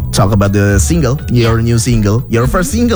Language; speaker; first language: English; non-native, learner; Indonesian